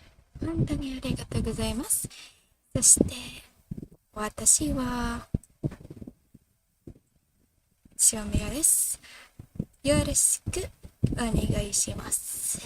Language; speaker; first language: Japanese; non-native, learner; Filipino